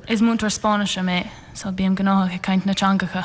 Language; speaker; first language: Irish; non-native, local second language; English